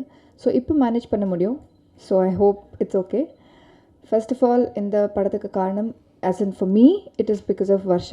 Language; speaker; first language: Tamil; non-native, learner; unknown